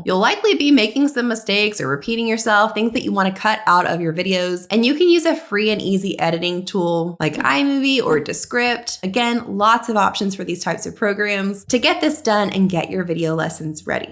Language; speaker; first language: English; native; English